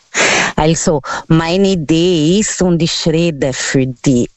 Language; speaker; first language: German; non-native, fluent; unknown